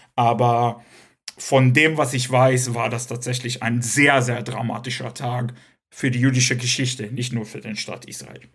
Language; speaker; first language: German; non-native, local second language; Hebrew